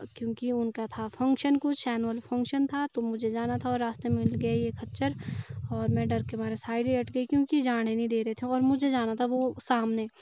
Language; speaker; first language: Hindi; native; Hindi